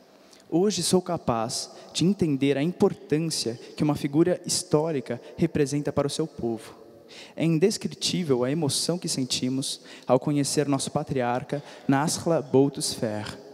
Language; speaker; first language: Portuguese; native; Portuguese